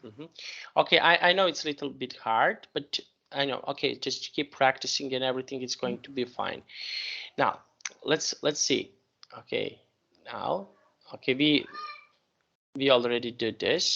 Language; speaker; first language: English; non-native, fluent; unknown